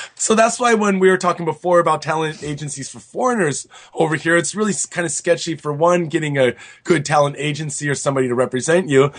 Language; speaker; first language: English; native; English